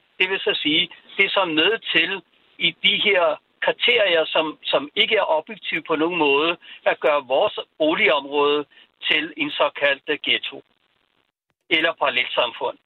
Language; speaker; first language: Danish; non-native, fluent; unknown